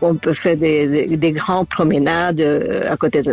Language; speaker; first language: French; non-native, fluent; Spanish